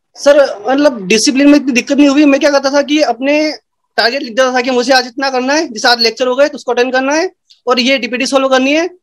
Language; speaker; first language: Hindi; native; Hindi